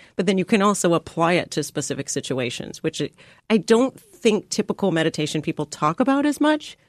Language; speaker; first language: English; native; English